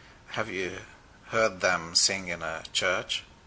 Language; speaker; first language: English; non-native, fluent; Hungarian